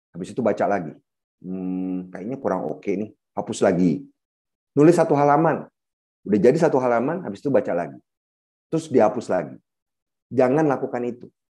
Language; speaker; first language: Indonesian; native; Indonesian